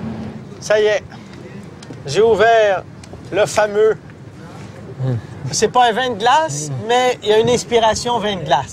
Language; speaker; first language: French; native; French